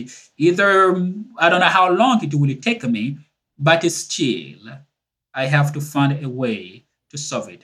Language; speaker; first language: English; non-native, fluent; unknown